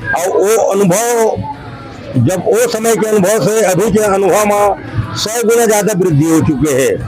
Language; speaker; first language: Hindi; native; Hindi